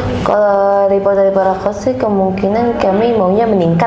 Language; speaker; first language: Indonesian; native; Indonesian